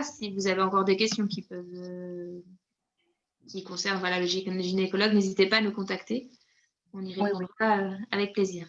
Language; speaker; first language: French; native; French